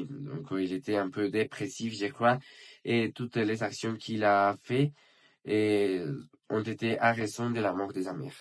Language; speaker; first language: French; non-native, learner; Spanish